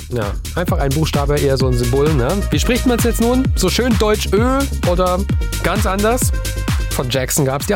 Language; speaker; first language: German; native; German